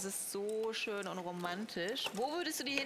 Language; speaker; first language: German; native; German